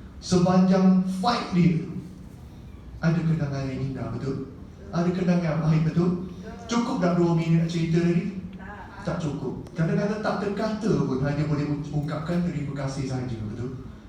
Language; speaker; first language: Malay; non-native, local second language; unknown